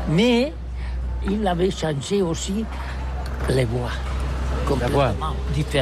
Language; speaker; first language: French; non-native, learner; Catalan